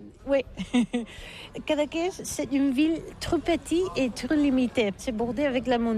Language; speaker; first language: French; non-native, local second language; Catalan